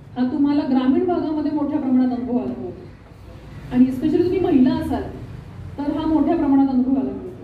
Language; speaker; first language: Marathi; native; Marathi